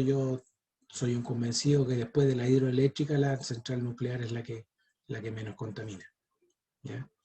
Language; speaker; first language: Spanish; native; Spanish